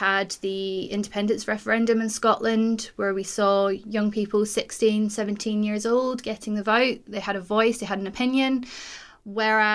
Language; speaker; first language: English; native; English